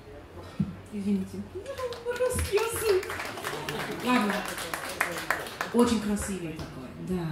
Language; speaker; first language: Russian; non-native, learner; German